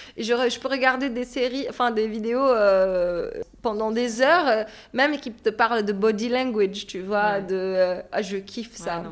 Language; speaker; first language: French; non-native, local second language; Arabic